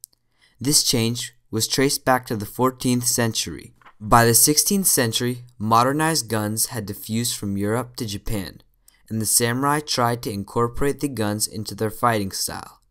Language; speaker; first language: English; native; English